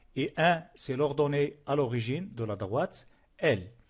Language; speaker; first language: French; non-native, local second language; Arabic